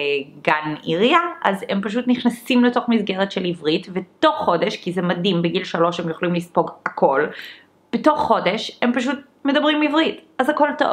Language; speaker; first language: Hebrew; early bilingual, other home language; English